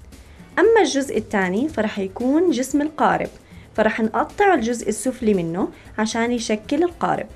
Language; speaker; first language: Arabic; native; Arabic